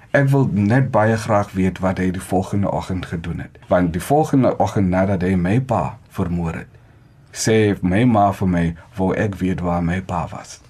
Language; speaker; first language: Afrikaans; non-native, local second language; Xhosa